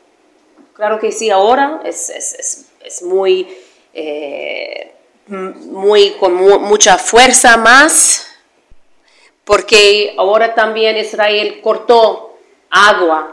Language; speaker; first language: Spanish; non-native, fluent; Arabic